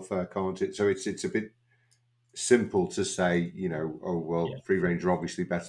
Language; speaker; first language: English; native; English